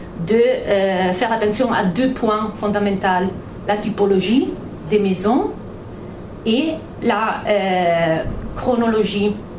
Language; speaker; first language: French; non-native, fluent; Spanish